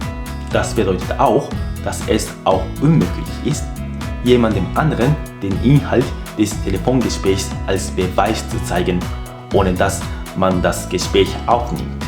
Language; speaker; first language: German; non-native, fluent; Japanese